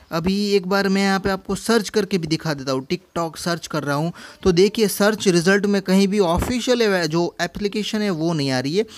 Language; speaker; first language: Hindi; native; Hindi